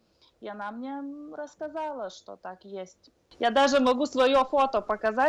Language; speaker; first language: Russian; non-native, fluent; Lithuanian